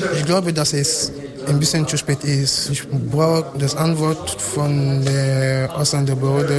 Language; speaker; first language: German; non-native, learner; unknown